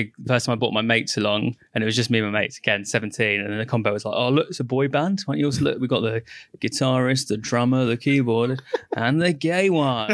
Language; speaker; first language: English; native; English